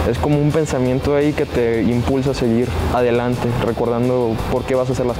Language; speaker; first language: Spanish; native; Spanish